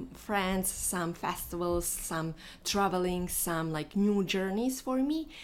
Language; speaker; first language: English; non-native, fluent; Bosnian